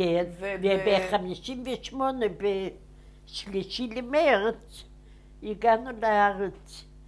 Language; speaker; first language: Hebrew; non-native, fluent; Yiddish